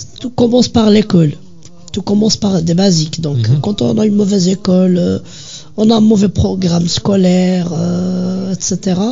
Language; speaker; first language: French; non-native, local second language; Kabyle